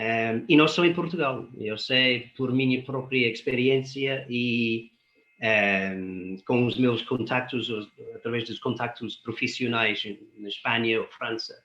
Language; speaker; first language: Portuguese; non-native, fluent; English